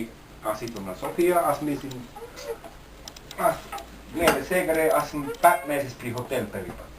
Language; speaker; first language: Bulgarian; non-native, learner; Finnish